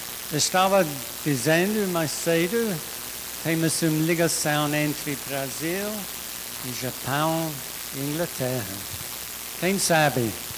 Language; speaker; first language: Portuguese; non-native, learner; English